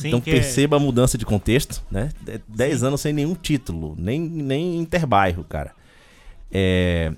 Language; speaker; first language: Portuguese; native; Portuguese